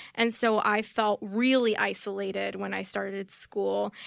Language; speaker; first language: English; early bilingual, other home language; Spanish